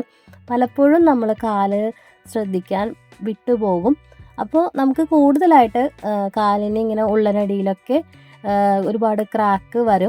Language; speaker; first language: Malayalam; native; Malayalam